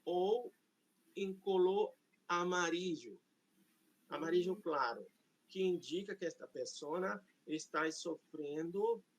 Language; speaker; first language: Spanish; non-native, fluent; Portuguese